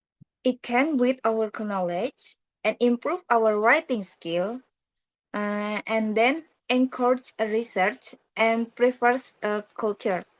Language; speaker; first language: English; non-native, learner; Indonesian